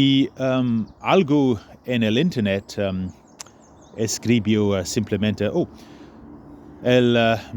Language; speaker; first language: Spanish; non-native, fluent; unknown